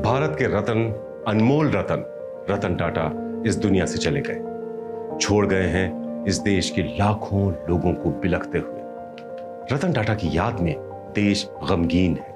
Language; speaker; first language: Hindi; native; Hindi